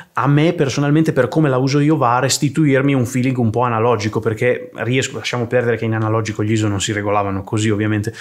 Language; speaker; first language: Italian; native; Italian